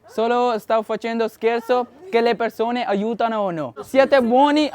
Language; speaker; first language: Italian; non-native, learner; Urdu